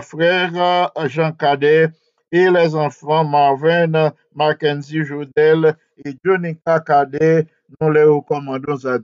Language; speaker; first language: French; non-native, local second language; Haitian Creole